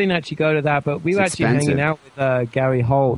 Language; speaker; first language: English; native; English